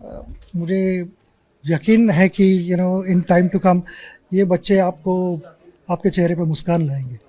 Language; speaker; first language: Hindi; non-native, local second language; Marathi